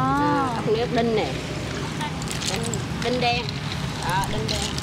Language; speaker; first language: Vietnamese; native; Vietnamese